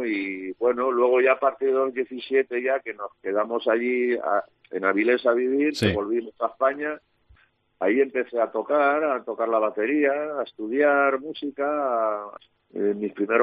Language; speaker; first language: Spanish; native; Spanish